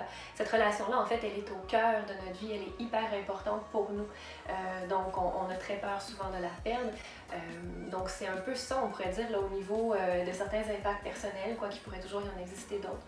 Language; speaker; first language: French; native; French